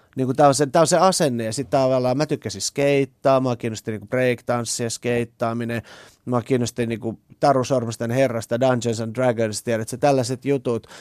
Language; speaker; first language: Finnish; early bilingual, other home language; Persian